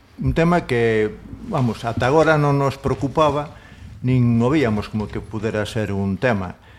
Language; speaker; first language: Galician; non-native, local second language; Spanish